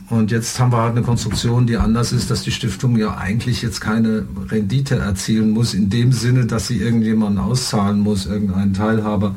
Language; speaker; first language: German; native; German